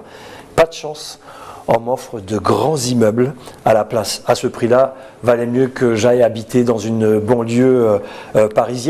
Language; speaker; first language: French; native; French